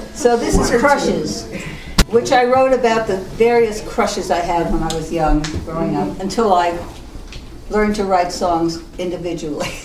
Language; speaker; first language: English; native; English